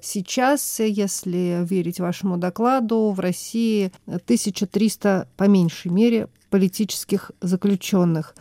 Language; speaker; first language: Russian; native; Russian